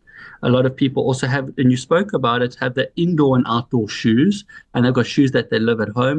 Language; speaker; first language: English; native; English